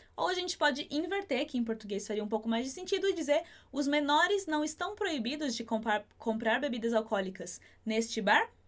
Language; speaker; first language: Portuguese; native; Portuguese